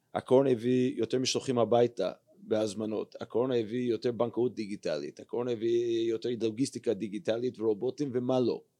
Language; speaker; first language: Hebrew; non-native, fluent; English